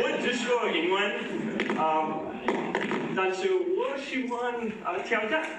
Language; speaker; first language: Chinese; non-native, learner; English